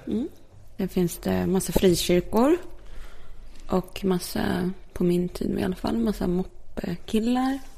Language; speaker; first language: Swedish; early bilingual, other home language; Polish